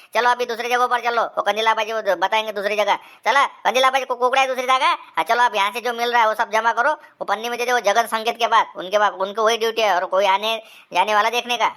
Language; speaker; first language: Hindi; non-native, local second language; Marathi